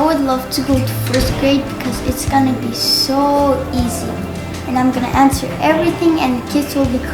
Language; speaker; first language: English; non-native, learner; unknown